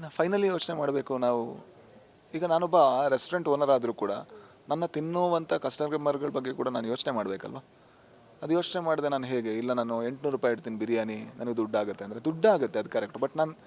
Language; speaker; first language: Kannada; non-native, local second language; Tulu